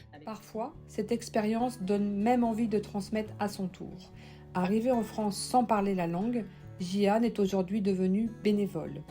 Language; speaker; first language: French; native; French